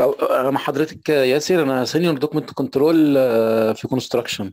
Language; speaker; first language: Arabic; native; Arabic